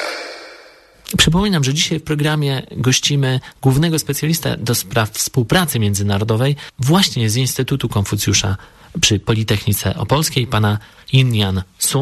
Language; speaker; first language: Polish; native; Polish